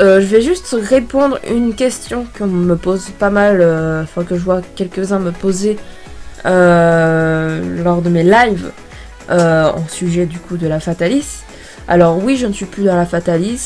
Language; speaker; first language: French; native; French